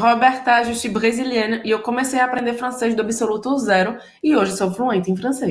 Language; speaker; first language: Portuguese; native; Portuguese